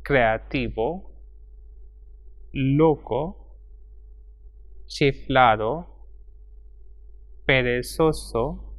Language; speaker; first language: Spanish; non-native, fluent; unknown